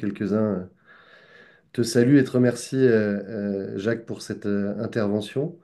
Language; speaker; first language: French; native; French